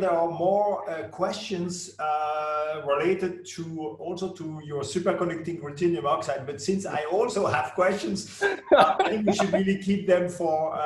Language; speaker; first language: English; non-native, fluent; French